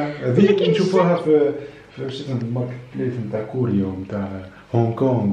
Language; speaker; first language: Arabic; native; Arabic